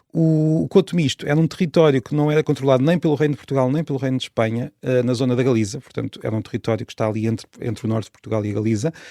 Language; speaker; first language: Portuguese; native; Portuguese